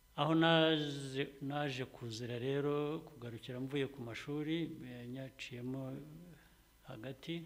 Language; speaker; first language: Kinyarwanda; early bilingual, heritage; Kinyarwanda